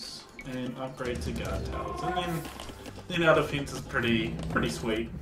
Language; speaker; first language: English; native; English